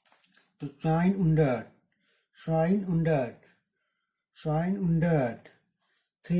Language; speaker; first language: German; non-native, learner; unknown